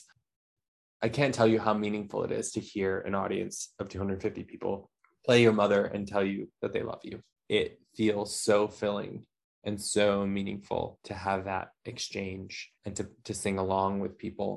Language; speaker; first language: English; native; English